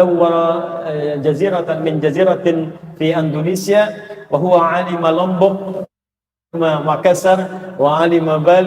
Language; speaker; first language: Arabic; non-native, fluent; Indonesian